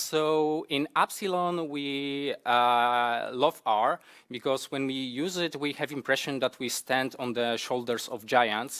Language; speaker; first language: English; non-native, fluent; Polish